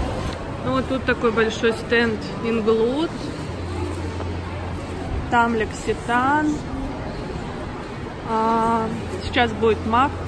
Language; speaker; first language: Russian; native; Russian